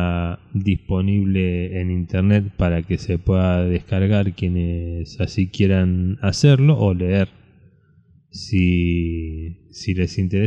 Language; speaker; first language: Spanish; native; Spanish